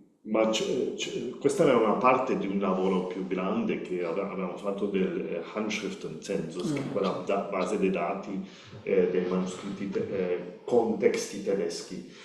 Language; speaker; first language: Italian; non-native, learner; Spanish